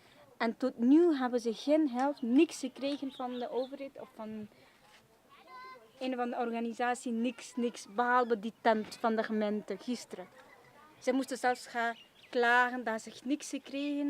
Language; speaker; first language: Dutch; non-native, fluent; Nepali